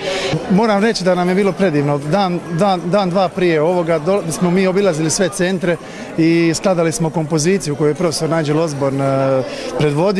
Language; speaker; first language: Croatian; native; Croatian